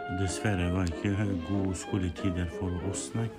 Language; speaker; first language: Norwegian; non-native, learner; Kurdish